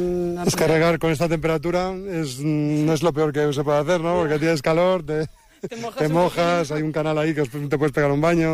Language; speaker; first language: Spanish; native; Spanish